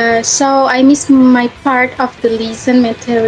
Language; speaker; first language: English; non-native, learner; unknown